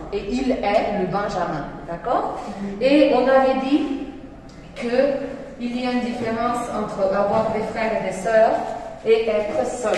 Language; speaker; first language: French; non-native, fluent; Spanish